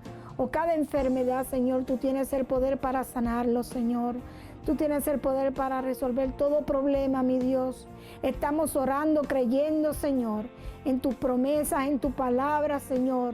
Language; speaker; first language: Spanish; native; Spanish